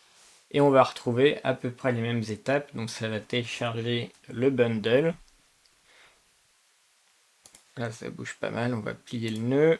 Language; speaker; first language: French; native; French